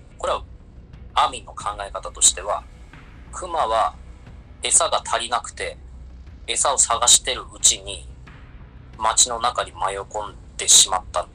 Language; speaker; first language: Japanese; native; Japanese